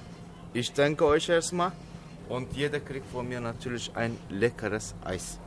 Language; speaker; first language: German; non-native, fluent; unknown